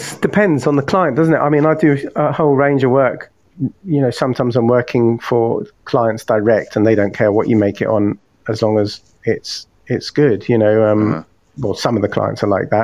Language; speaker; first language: English; native; English